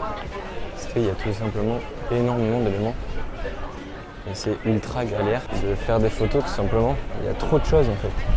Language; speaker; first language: French; native; French